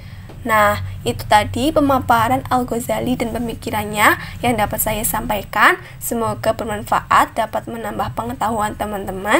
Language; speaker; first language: Indonesian; native; Indonesian